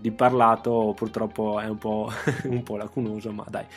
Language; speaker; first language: Italian; native; Italian